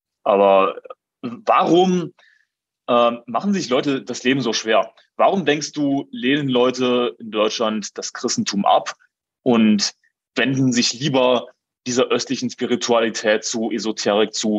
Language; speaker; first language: German; native; German